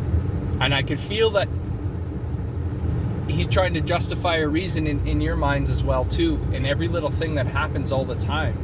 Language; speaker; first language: English; native; English